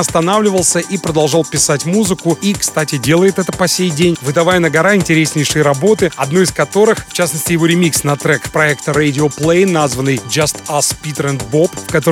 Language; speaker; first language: Russian; native; Russian